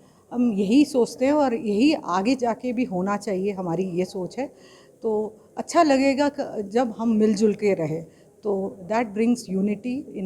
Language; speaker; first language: Hindi; non-native, local second language; Bangla